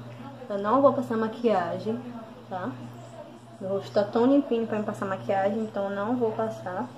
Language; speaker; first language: Portuguese; native; Portuguese